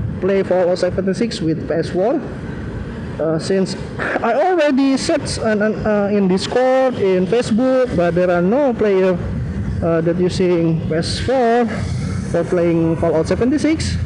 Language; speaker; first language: English; non-native, learner; Indonesian